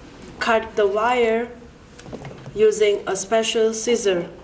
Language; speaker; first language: English; non-native, learner; Chinese